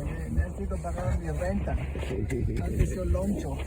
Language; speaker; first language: Spanish; non-native, learner; English